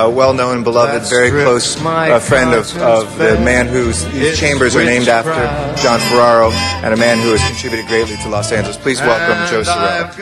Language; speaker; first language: English; early bilingual, other home language; Italian